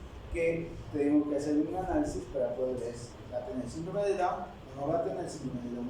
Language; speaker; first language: Spanish; native; Spanish